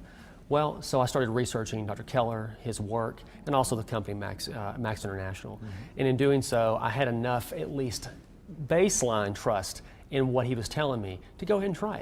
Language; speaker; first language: English; native; English